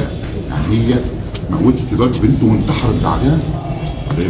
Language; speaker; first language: Arabic; native; Arabic